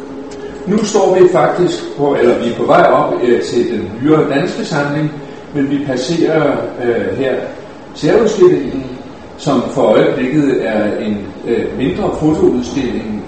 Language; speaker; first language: Danish; native; Danish